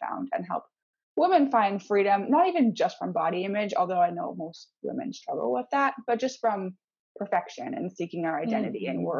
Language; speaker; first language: English; native; English